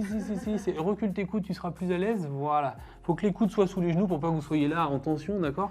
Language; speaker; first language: French; native; French